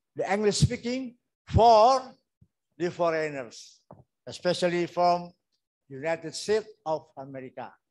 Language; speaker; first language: English; non-native, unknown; Indonesian